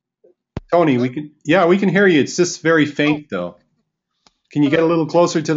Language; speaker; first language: English; native; English